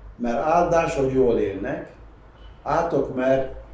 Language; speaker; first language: Hungarian; non-native, fluent; Arabic